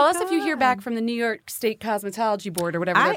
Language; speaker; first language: English; native; English